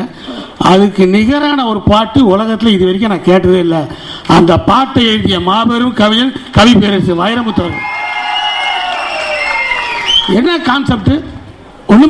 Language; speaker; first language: Tamil; native; Tamil